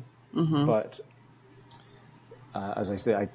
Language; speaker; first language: English; native; English